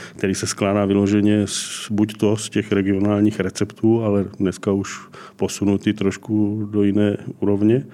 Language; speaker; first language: Czech; native; Czech